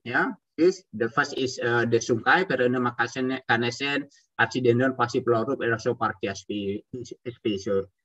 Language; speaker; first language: English; non-native, fluent; Indonesian